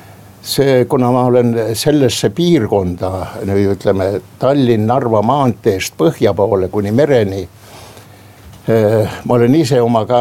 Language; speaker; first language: Estonian; native; Estonian